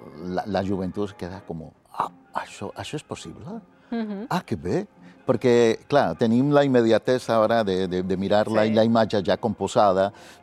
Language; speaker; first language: Catalan; non-native, fluent; Spanish